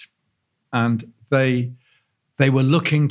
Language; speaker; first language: English; native; English